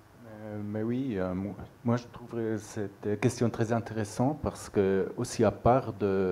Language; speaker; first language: French; non-native, local second language; German